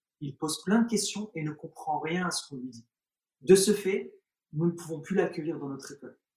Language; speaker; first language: French; early bilingual, other home language; Arabic